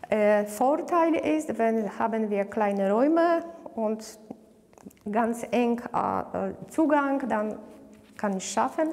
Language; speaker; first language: German; non-native, learner; Polish